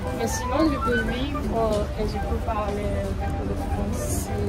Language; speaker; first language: French; non-native, learner; Japanese